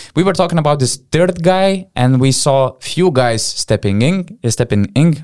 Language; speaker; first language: English; non-native, fluent; Lithuanian